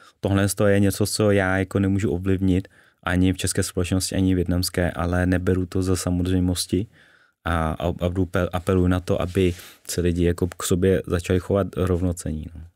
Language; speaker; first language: Czech; early bilingual, other home language; Vietnamese